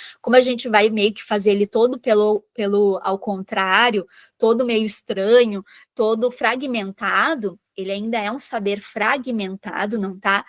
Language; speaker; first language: Portuguese; native; Portuguese